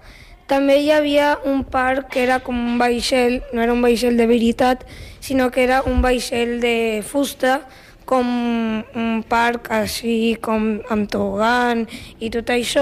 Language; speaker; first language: Catalan; non-native, local second language; Spanish